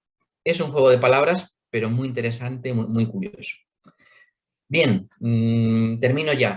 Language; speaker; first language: Spanish; native; Spanish